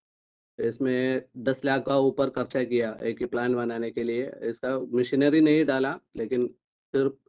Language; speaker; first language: Hindi; non-native, local second language; Malayalam